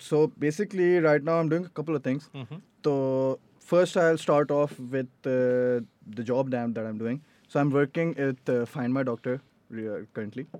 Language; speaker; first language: English; non-native, local second language; Hindi